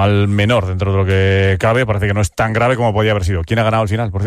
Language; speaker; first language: Spanish; native; Spanish